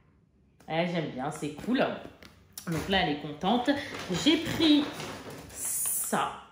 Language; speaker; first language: French; native; French